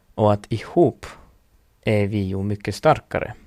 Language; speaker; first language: Swedish; non-native, fluent; Northern Sami